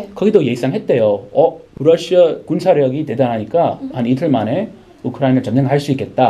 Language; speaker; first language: Korean; native; Korean